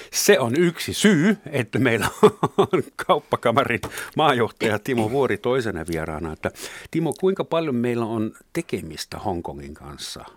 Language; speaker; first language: Finnish; native; Finnish